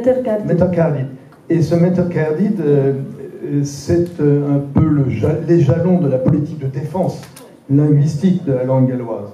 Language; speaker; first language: French; native; French